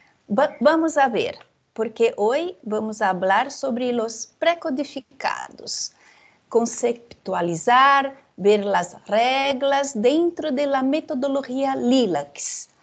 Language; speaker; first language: Spanish; non-native, fluent; Portuguese